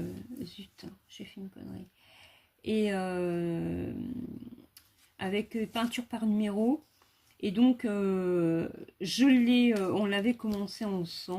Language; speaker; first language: French; native; French